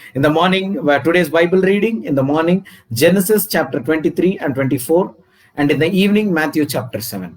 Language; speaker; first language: English; non-native, local second language; Telugu